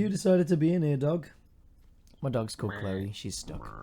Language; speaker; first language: English; native; English